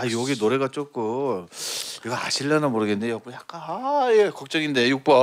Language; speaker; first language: Korean; native; Korean